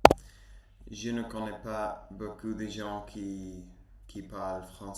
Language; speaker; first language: French; non-native, learner; Spanish